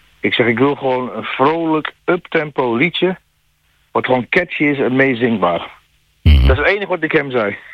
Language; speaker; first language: Dutch; early bilingual, other home language; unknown